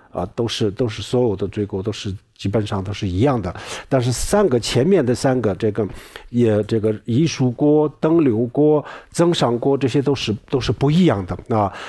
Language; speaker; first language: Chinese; non-native, local second language; Tibetan